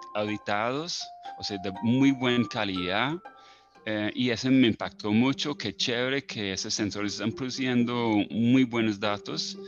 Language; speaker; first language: Spanish; non-native, fluent; English